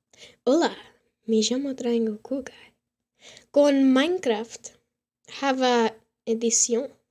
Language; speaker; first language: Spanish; non-native, learner; English